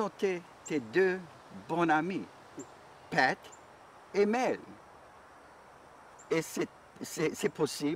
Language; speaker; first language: French; native; French